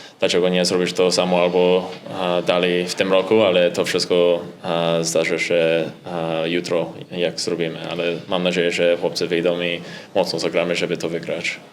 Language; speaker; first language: Polish; early bilingual, heritage; Polish